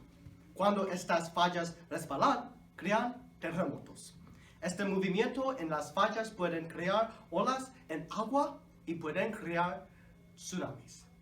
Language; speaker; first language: Spanish; non-native, learner; English